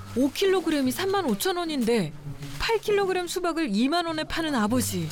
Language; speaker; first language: Korean; native; Korean